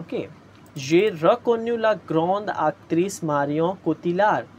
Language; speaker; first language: French; non-native, fluent; Hindi